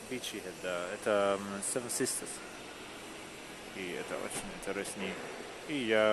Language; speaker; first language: Russian; non-native, learner; English